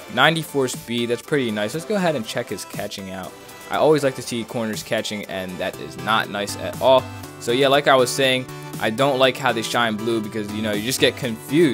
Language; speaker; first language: English; native; English